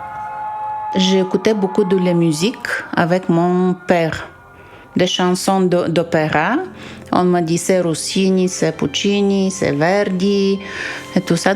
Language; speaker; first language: French; non-native, fluent; Bulgarian